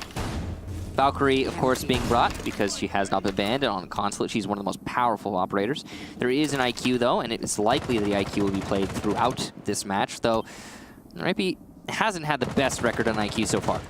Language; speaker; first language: English; native; English